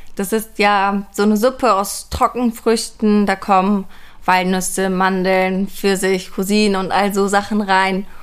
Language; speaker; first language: German; early bilingual, other home language; Persian